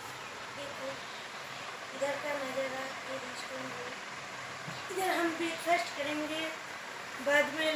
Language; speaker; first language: Hindi; non-native, local second language; Bangla